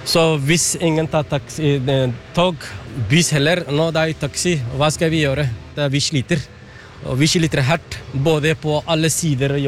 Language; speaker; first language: Norwegian; non-native, fluent; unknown